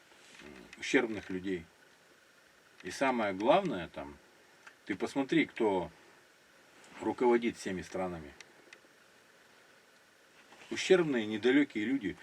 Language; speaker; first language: Russian; native; Russian